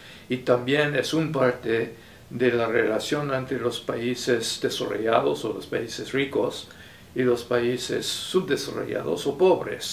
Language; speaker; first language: Spanish; non-native, fluent; English